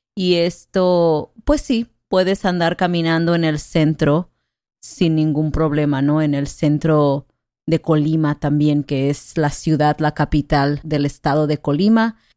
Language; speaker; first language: Spanish; native; Spanish